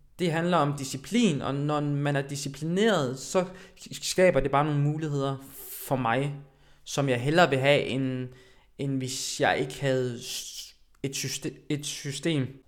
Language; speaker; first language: Danish; early bilingual, other home language; Haitian Creole